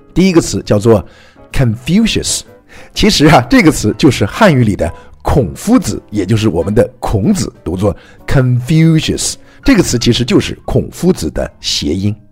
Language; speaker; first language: Chinese; native; Chinese